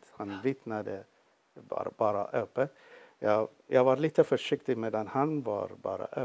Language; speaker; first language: Swedish; non-native, fluent; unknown